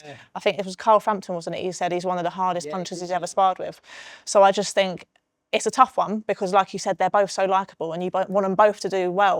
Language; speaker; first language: English; native; English